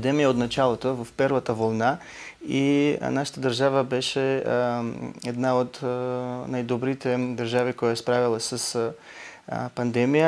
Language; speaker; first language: Bulgarian; non-native, learner; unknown